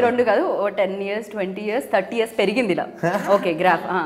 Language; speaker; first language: Telugu; native; Telugu